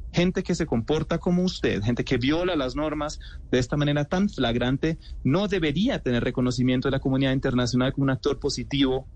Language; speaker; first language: Spanish; non-native, fluent; German